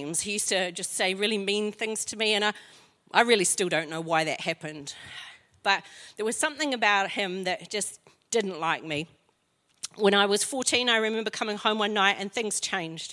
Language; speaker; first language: English; native; English